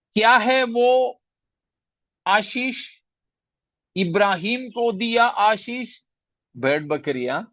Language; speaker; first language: Hindi; non-native, local second language; Malayalam